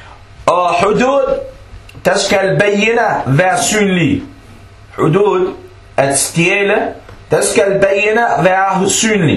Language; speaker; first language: Danish; early bilingual, other home language; Arabic